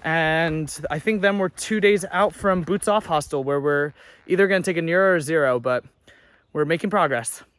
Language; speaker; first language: English; native; English